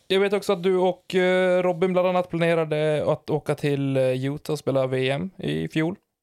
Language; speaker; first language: Swedish; native; Swedish